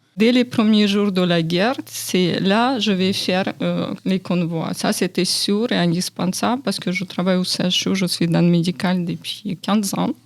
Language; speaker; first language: French; non-native, fluent; Ukrainian